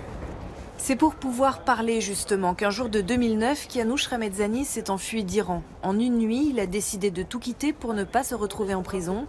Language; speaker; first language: French; native; French